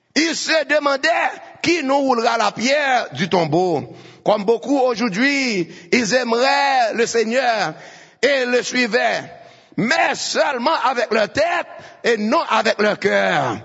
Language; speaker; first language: French; non-native, local second language; Haitian Creole